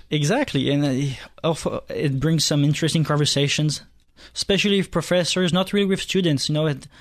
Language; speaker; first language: English; non-native, fluent; French